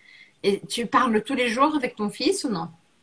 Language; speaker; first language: French; non-native, fluent; Portuguese